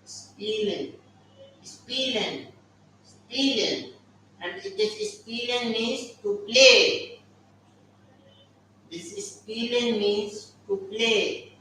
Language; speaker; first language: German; non-native, learner; Hindi